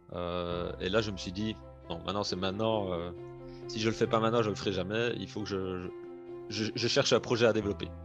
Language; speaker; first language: French; native; French